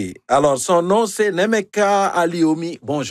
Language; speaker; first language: French; native; French